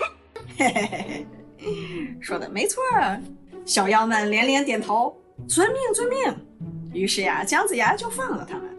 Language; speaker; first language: Chinese; native; Chinese